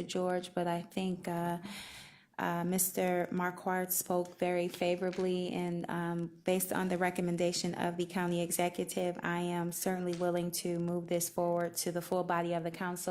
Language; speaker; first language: English; native; English